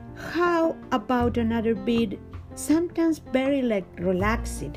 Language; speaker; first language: English; non-native, learner; Spanish